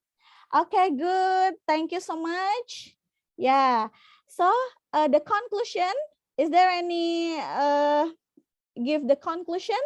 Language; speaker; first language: English; non-native, fluent; Indonesian